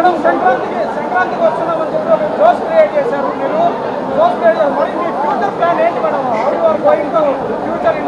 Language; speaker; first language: Telugu; native; Telugu